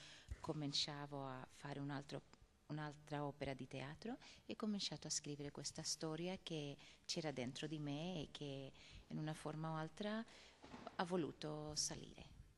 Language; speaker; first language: Italian; non-native, fluent; Swedish